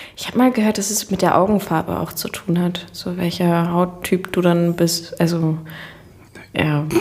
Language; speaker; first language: German; early bilingual, other home language; Turkish